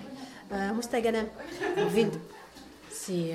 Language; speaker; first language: French; non-native, learner; Arabic